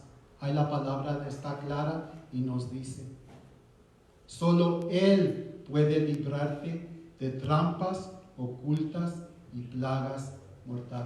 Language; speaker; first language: Spanish; early bilingual, heritage; Spanish